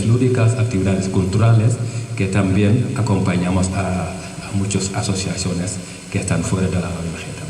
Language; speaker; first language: Spanish; non-native, fluent; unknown